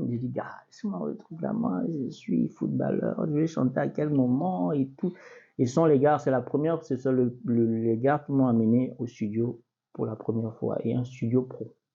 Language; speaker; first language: French; non-native, local second language; Basaa